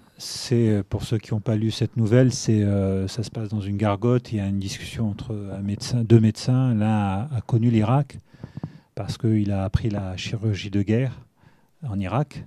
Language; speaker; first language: French; non-native, local second language; Arabic